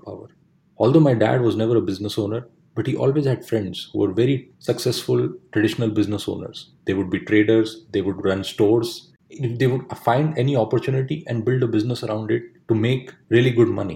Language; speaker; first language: English; non-native, local second language; Hindi